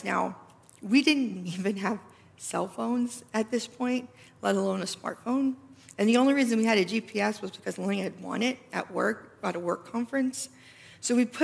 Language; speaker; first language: English; native; English